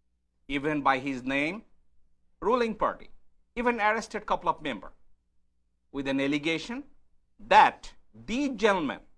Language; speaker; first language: English; non-native, fluent; Bangla